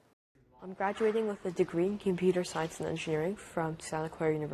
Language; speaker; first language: English; native; English